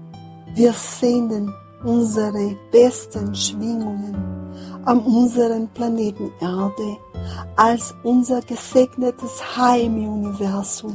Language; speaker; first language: German; non-native, fluent; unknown